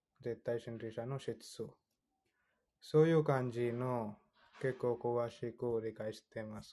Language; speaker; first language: Japanese; non-native, fluent; Hindi